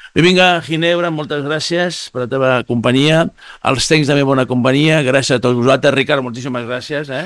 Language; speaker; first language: Catalan; non-native, fluent; Spanish